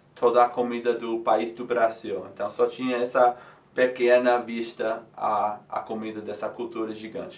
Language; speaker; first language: Portuguese; non-native, fluent; English